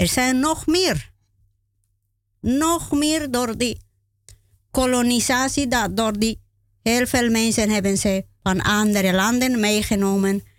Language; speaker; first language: Dutch; non-native, learner; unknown